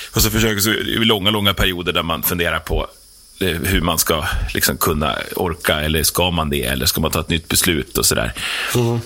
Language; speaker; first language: Swedish; native; Swedish